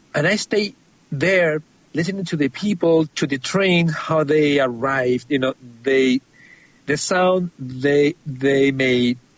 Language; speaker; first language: English; non-native, fluent; Spanish